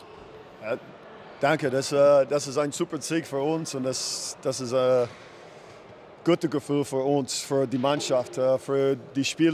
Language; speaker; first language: German; non-native, learner; English